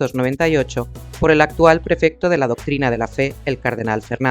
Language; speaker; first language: Spanish; native; Spanish